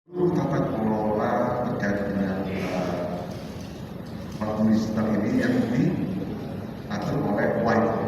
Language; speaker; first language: Indonesian; native; Indonesian